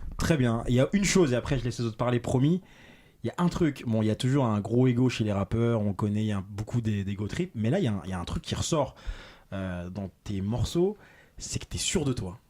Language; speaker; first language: French; native; French